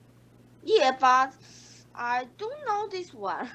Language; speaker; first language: English; non-native, learner; Chinese